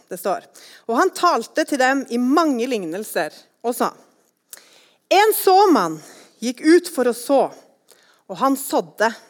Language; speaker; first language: Norwegian; native; Norwegian